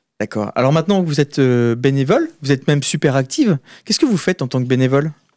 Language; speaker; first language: French; native; French